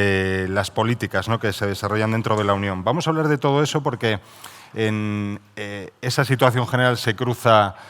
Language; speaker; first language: Spanish; native; Spanish